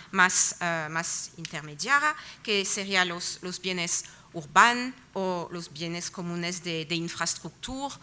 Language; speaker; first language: Spanish; non-native, fluent; French